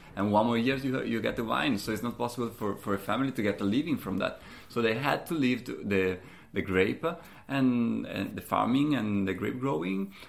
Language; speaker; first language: English; non-native, fluent; Italian